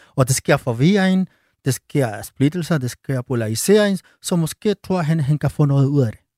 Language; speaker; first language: Danish; non-native, fluent; Spanish